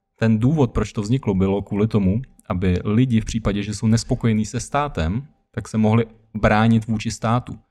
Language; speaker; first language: Czech; early bilingual, other home language; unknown